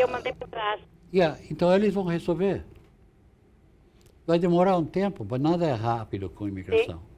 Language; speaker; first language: Portuguese; non-native, fluent; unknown